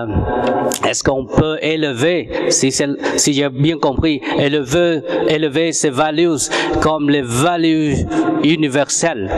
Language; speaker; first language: French; non-native, fluent; Vietnamese